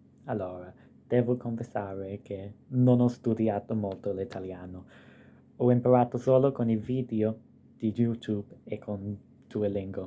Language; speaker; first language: Italian; non-native, fluent; English